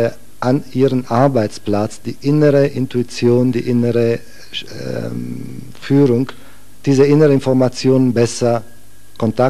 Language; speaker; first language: German; non-native, fluent; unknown